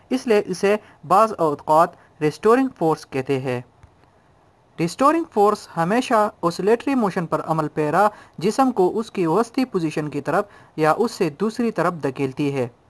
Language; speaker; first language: Urdu; non-native, local second language; Pashto